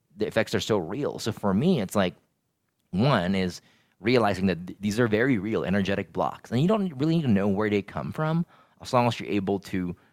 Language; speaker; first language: English; non-native, local second language; Filipino